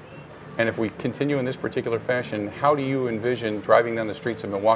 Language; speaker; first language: English; native; English